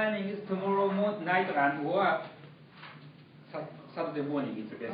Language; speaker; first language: English; non-native, learner; Japanese